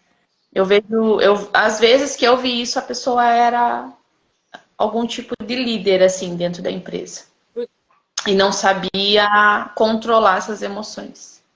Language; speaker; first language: Portuguese; native; Portuguese